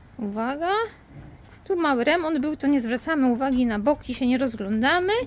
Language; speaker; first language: Polish; native; Polish